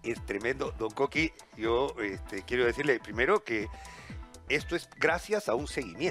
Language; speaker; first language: Spanish; native; Spanish